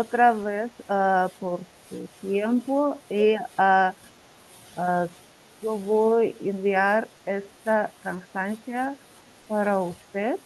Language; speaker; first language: Spanish; non-native, learner; Russian